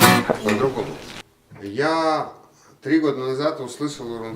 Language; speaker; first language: Russian; non-native, learner; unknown